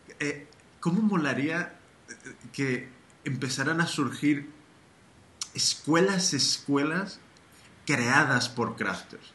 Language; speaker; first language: Spanish; early bilingual, heritage; Spanish